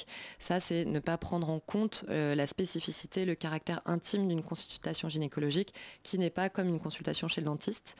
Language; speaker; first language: French; native; French